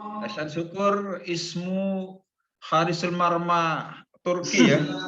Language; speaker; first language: Arabic; non-native, fluent; Indonesian